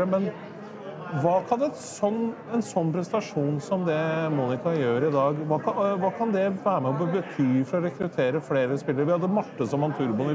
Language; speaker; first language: Norwegian; native; Norwegian